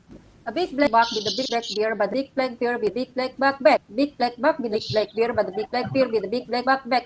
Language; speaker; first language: English; non-native, fluent; Indonesian